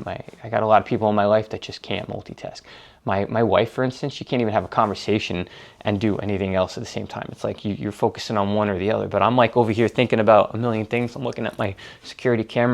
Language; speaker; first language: English; native; English